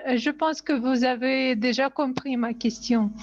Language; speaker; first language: French; non-native, fluent; Russian